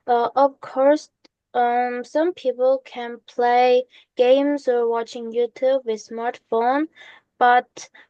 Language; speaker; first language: English; non-native, learner; Korean